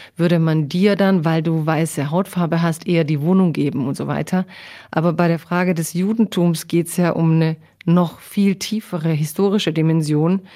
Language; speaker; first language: German; early bilingual, other home language; Croatian